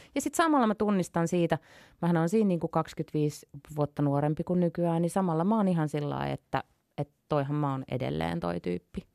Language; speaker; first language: Finnish; native; Finnish